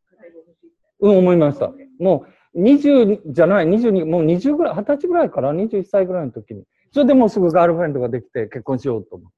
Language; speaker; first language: Japanese; native; Japanese